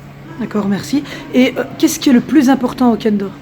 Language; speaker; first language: French; native; French